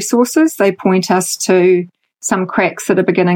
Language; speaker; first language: English; native; English